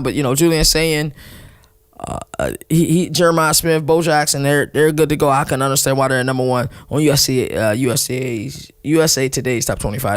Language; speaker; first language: English; native; English